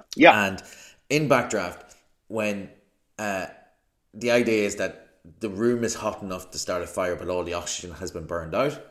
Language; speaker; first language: English; native; English